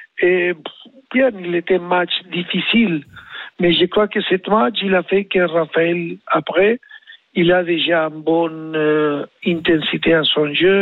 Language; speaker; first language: French; non-native, learner; Spanish